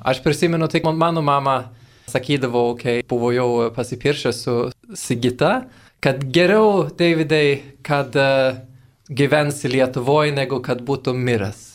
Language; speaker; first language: Lithuanian; non-native, fluent; Swedish